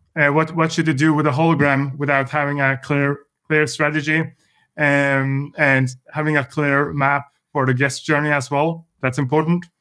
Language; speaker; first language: English; non-native, fluent; Norwegian